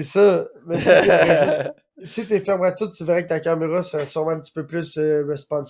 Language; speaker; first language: French; native; French